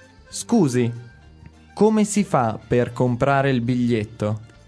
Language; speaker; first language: Italian; native; Italian